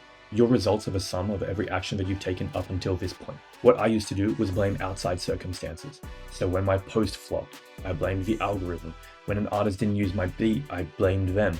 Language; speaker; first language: English; native; English